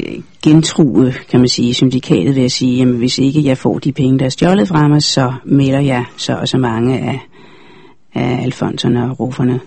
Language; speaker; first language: Danish; native; Danish